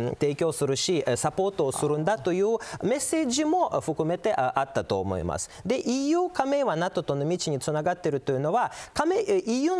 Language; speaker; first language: Japanese; non-native, fluent; Ukrainian